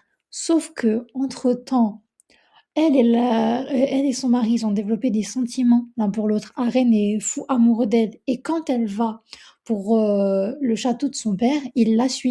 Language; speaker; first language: French; native; French